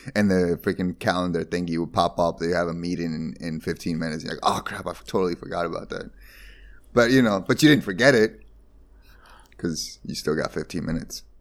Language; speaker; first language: English; non-native, fluent; Spanish